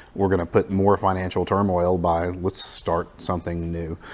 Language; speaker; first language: English; native; English